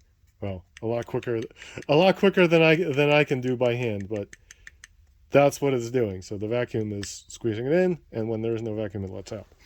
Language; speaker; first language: English; native; English